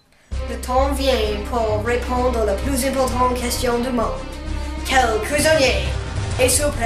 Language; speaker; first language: French; non-native, learner; English